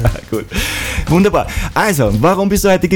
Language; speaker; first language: German; native; German